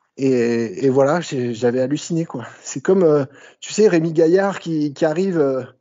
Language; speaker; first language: French; native; French